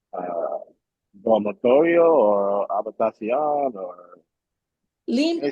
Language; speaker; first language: Spanish; non-native, learner; English